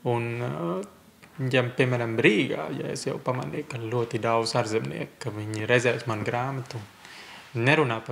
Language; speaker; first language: Latvian; non-native, fluent; Vietnamese